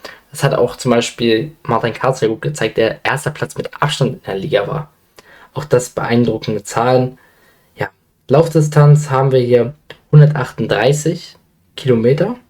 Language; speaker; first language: German; native; German